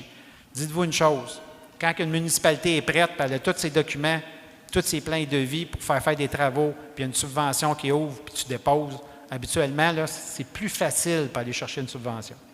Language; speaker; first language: French; native; French